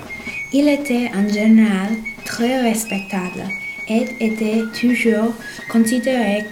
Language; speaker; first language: French; non-native, learner; English